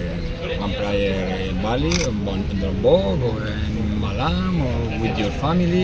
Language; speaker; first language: English; non-native, learner; Spanish